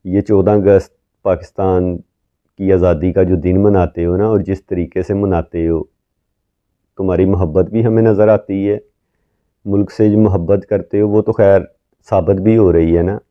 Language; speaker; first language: Urdu; native; Urdu